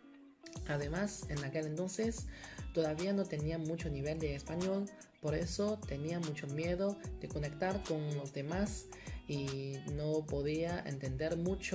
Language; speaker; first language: Spanish; non-native, fluent; Chinese